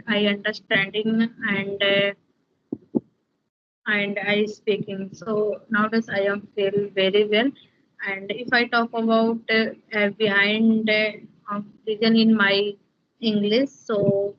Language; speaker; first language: English; non-native, learner; Hindi